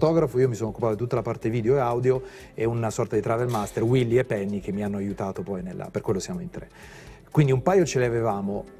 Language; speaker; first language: Italian; native; Italian